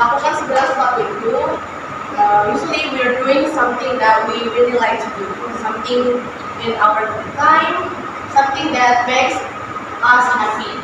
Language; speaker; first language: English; non-native, fluent; Indonesian